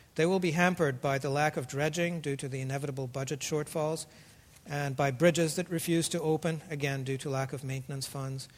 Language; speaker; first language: English; early bilingual, other home language; Russian